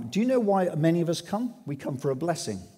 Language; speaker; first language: English; native; English